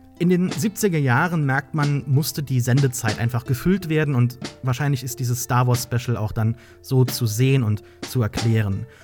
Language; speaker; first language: German; native; German